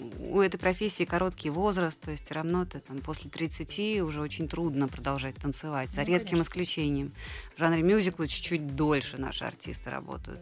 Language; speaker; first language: Russian; native; Russian